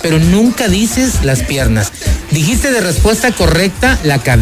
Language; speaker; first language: Spanish; native; Spanish